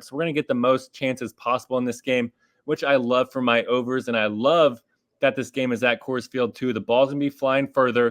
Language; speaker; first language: English; native; English